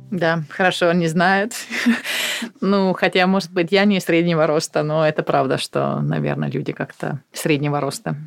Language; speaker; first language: Russian; non-native, fluent; Finnish